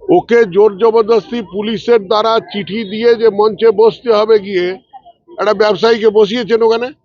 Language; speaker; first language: Bangla; early bilingual, other home language; Punjabi